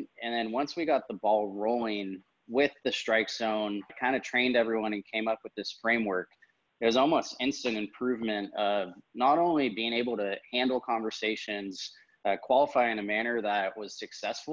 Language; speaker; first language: English; native; English